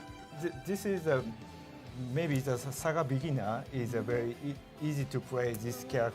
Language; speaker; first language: English; non-native, learner; Japanese